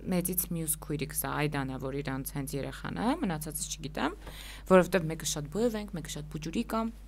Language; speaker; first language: Armenian; native; Armenian